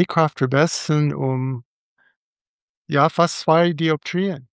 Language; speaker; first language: German; non-native, fluent; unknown